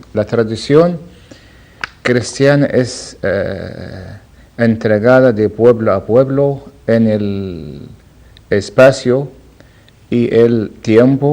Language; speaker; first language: Spanish; non-native, learner; Arabic